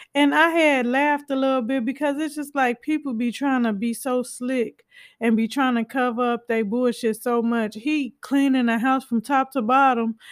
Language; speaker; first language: English; native; English